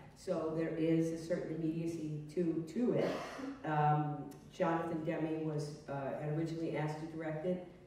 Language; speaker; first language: English; native; English